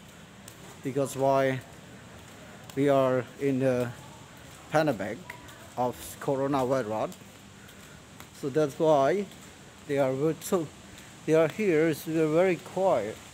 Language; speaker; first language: English; non-native, learner; Lao